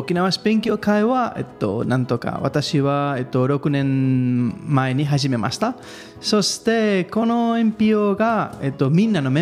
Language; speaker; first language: Japanese; non-native, learner; Spanish